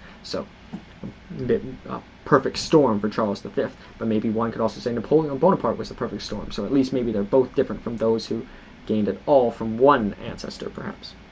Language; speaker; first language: English; native; English